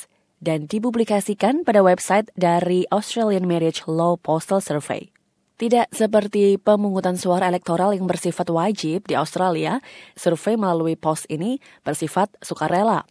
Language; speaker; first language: Indonesian; native; Indonesian